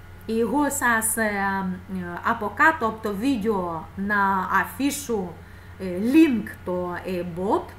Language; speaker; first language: Greek; non-native, fluent; Russian